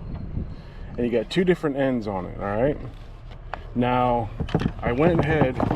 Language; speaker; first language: English; native; English